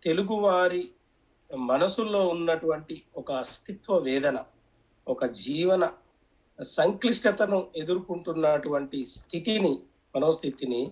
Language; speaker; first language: Telugu; native; Telugu